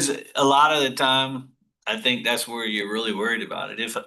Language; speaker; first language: English; native; English